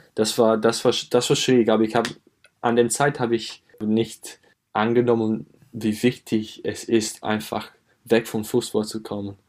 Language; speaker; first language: German; non-native, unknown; English